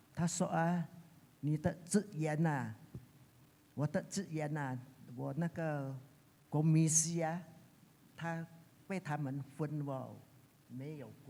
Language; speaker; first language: Chinese; early bilingual, heritage; Chinese